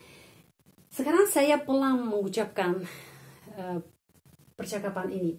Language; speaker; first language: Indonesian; non-native, fluent; Russian